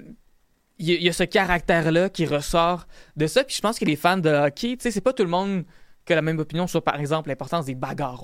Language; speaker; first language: French; native; French